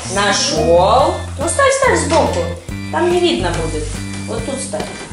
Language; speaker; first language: Russian; native; Russian